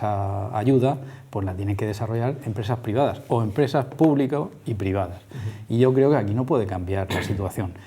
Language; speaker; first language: Spanish; native; Spanish